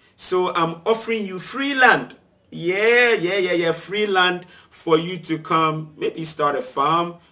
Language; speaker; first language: English; non-native, local second language; Akan